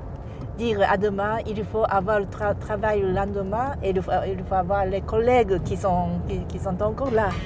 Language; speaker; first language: French; non-native, fluent; Japanese